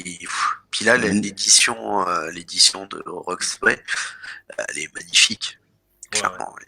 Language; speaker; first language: French; native; French